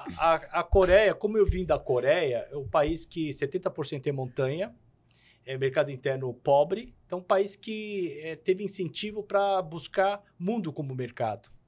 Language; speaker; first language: Portuguese; early bilingual, other home language; Korean